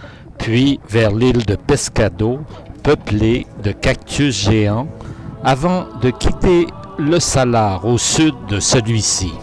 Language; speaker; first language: French; native; French